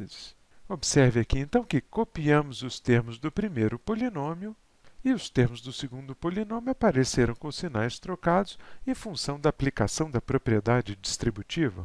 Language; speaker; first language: Portuguese; native; Portuguese